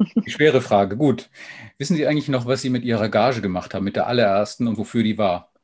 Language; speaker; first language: German; native; German